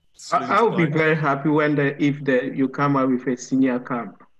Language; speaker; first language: English; non-native, learner; Portuguese